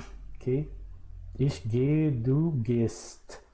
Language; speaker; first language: German; non-native, fluent; Portuguese